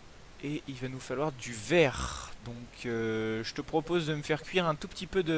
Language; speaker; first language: French; native; French